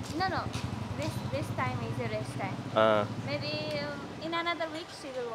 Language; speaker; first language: English; non-native, local second language; Nepali